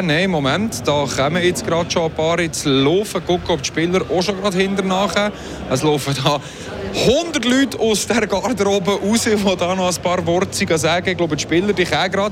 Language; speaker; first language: German; native; German